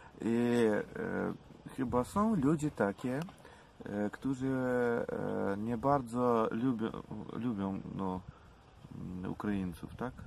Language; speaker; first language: Polish; non-native, learner; Ukrainian